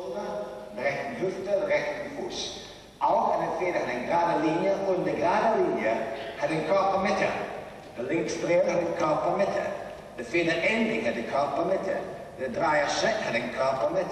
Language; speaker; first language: German; non-native, learner; English